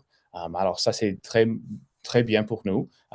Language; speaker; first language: French; non-native, fluent; English